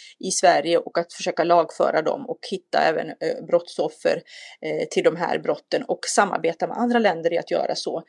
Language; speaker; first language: Swedish; native; Swedish